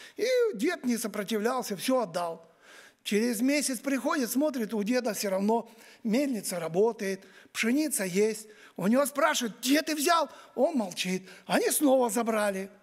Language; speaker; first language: Russian; native; Russian